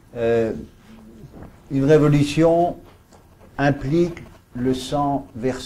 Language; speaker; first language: French; native; French